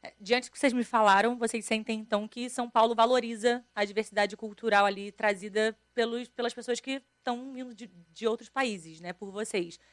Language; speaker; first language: Portuguese; native; Portuguese